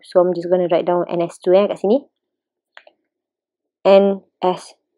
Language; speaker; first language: English; non-native, local second language; Malay